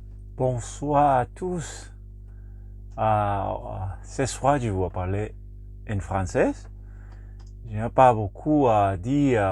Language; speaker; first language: French; non-native, learner; Spanish